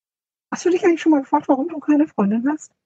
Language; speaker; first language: German; native; German